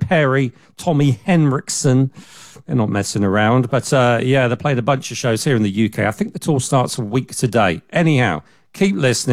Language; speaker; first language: English; native; English